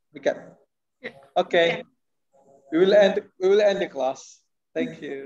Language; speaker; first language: English; non-native, learner; Indonesian